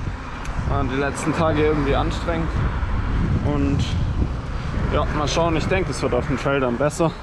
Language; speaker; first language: German; native; German